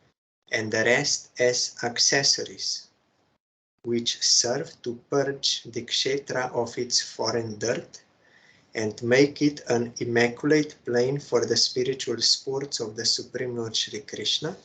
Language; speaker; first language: English; non-native, fluent; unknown